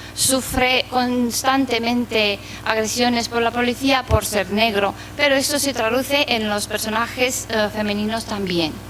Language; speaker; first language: Spanish; non-native, fluent; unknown